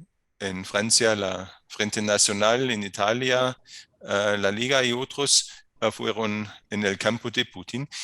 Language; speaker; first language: Spanish; non-native, fluent; German